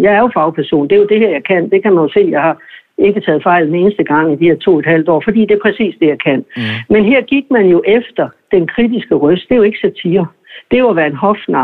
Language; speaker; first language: Danish; native; Danish